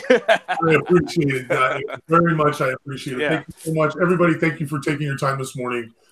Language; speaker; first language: English; native; English